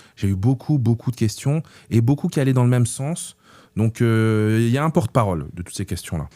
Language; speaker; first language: French; native; French